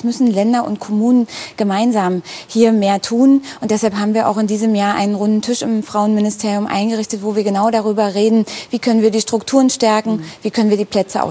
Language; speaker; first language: German; native; German